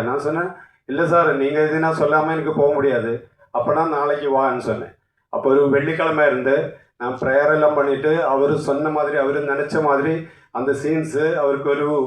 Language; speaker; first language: Tamil; non-native, learner; Malayalam